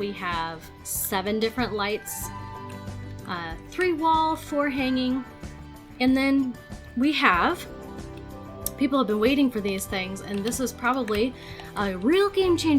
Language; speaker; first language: English; native; English